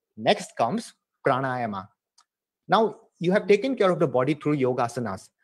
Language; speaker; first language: English; non-native, local second language; Assamese